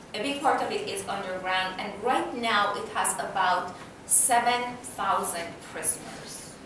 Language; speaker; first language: English; non-native, fluent; Persian